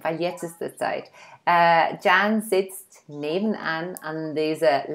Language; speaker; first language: German; non-native, fluent; English